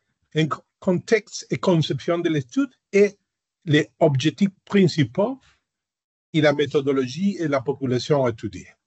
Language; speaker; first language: French; non-native, learner; Spanish